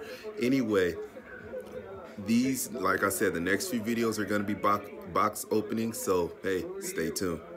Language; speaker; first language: English; native; English